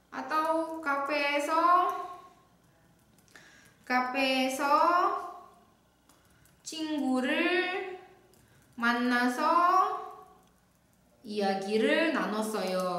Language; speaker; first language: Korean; non-native, fluent; Indonesian